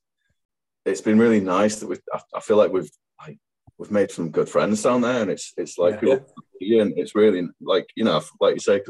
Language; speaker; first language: English; native; English